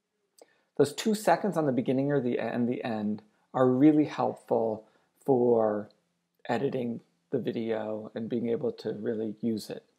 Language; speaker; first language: English; native; English